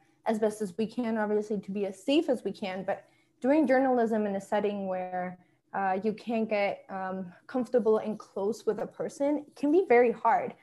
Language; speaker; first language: English; early bilingual, other home language; Spanish